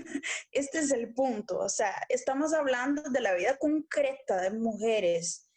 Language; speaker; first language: Spanish; non-native, local second language; Portuguese